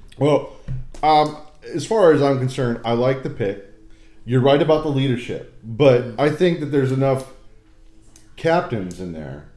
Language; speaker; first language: English; native; English